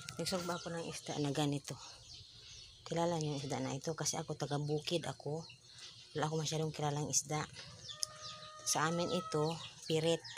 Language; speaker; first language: Filipino; non-native, local second language; Cebuano